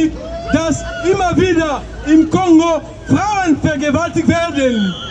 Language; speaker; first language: German; non-native, fluent; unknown